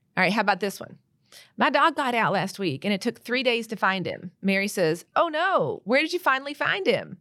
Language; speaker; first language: English; native; English